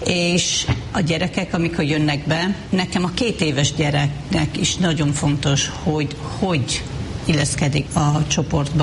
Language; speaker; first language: Hungarian; non-native, fluent; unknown